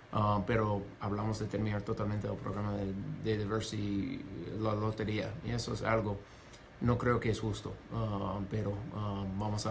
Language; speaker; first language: Spanish; non-native, fluent; English